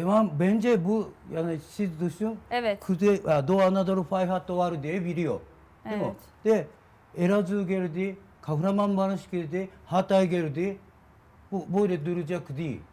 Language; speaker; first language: Turkish; non-native, learner; Japanese